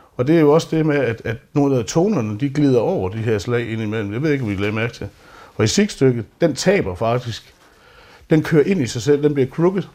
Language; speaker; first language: Danish; native; Danish